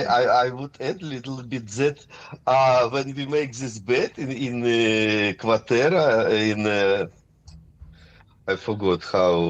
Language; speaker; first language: English; non-native, fluent; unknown